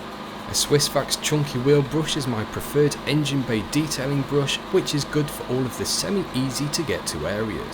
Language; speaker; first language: English; native; English